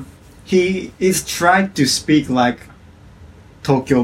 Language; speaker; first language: English; non-native, fluent; Japanese